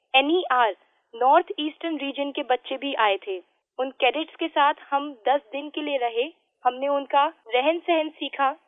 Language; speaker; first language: Hindi; native; Hindi